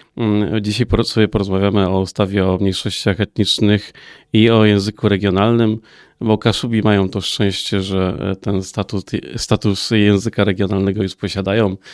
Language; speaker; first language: Polish; native; Polish